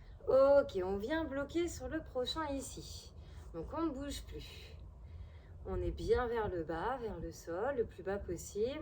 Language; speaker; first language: French; native; French